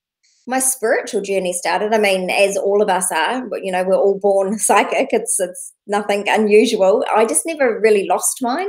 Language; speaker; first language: English; native; English